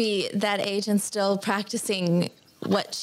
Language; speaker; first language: English; native; English